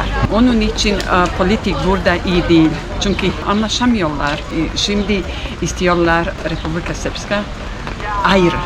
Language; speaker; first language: Turkish; non-native, learner; Bosnian